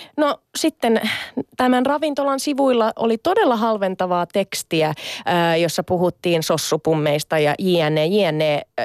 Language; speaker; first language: Finnish; early bilingual, other home language; Sinhala